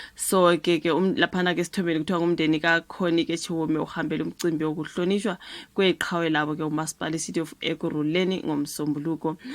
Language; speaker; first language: Zulu; native; Zulu